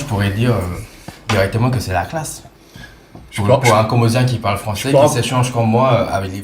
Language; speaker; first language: French; non-native, fluent; Khmer